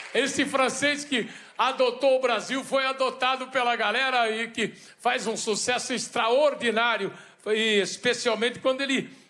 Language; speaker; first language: Portuguese; native; Portuguese